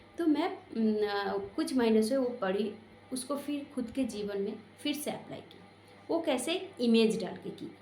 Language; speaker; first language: Hindi; non-native, local second language; Bangla